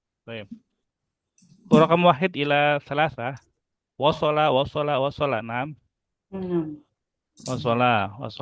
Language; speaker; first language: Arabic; non-native, fluent; Indonesian